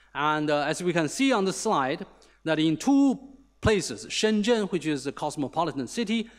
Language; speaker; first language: English; non-native, fluent; Chinese